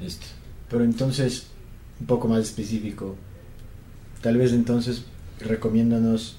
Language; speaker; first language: Spanish; native; Spanish